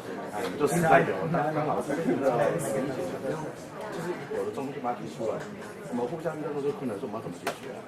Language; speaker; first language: Chinese; native; Chinese